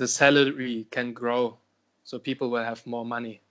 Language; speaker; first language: English; non-native, fluent; German